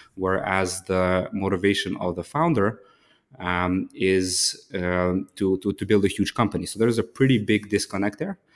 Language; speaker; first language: English; early bilingual, other home language; Ukrainian